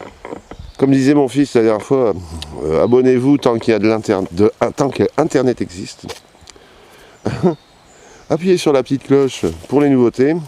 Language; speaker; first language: French; native; French